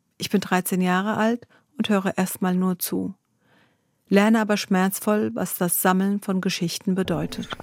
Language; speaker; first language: German; early bilingual, other home language; Zaza